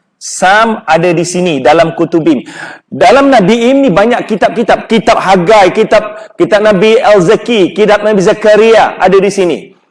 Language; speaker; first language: Malay; native; Malay